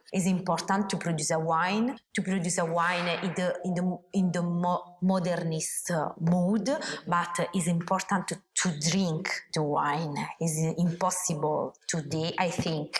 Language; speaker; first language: English; non-native, learner; Italian